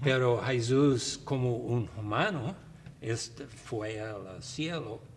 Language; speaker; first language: Spanish; non-native, learner; English